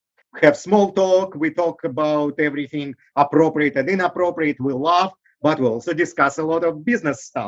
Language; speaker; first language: English; non-native, fluent; Russian